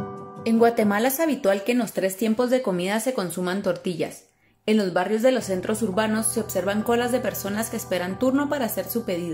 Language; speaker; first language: Spanish; native; Spanish